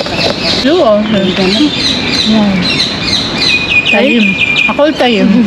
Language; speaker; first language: English; non-native, learner; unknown